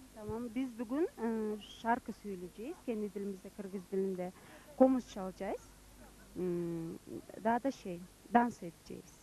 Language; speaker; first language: Turkish; non-native, learner; Kyrgyz